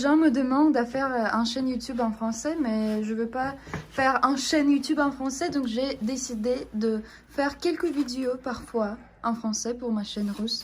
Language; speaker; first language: French; non-native, fluent; Russian